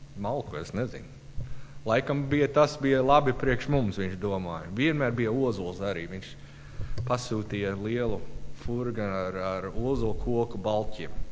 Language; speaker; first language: Latvian; non-native, learner; English